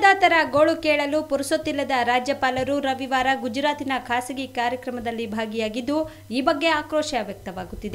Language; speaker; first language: Kannada; native; Kannada